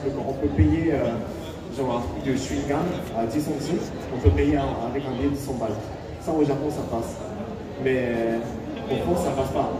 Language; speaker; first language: French; non-native, fluent; Japanese